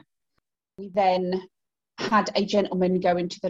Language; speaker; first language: English; native; English